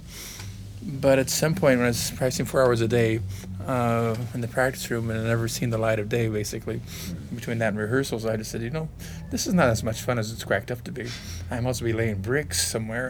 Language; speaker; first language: English; native; English